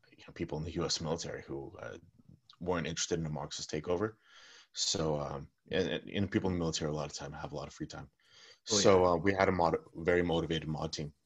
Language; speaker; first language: English; early bilingual, other home language; Russian